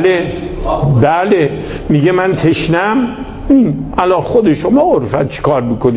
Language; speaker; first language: Persian; native; Persian